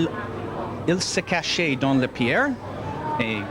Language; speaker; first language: French; non-native, learner; English